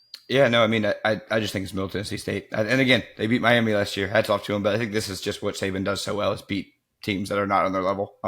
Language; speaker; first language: English; native; English